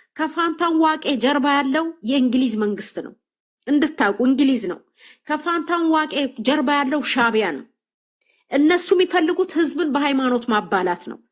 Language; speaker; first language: Amharic; native; Amharic